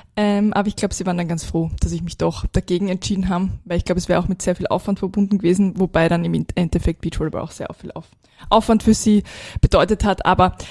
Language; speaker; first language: German; native; German